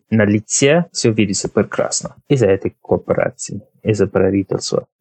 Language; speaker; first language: Russian; non-native, fluent; English